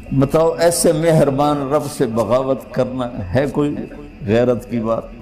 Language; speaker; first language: Urdu; non-native, local second language; Punjabi